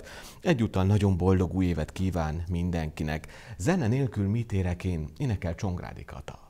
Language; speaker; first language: Hungarian; native; Hungarian